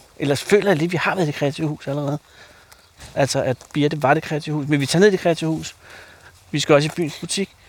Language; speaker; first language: Danish; native; Danish